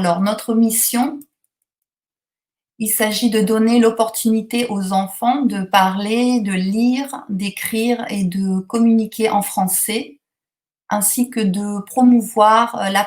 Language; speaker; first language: French; native; French